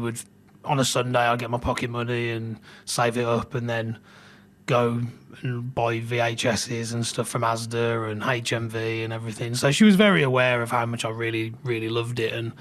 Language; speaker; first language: English; native; English